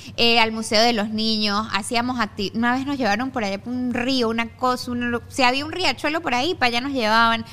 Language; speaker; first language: Spanish; native; Spanish